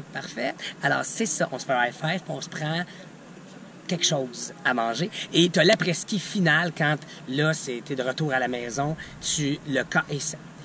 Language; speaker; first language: French; native; French